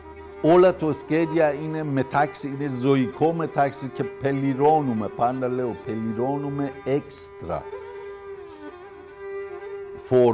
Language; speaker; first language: Greek; non-native, learner; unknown